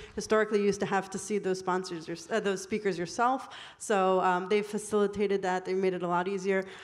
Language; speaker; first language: English; non-native, fluent; Hebrew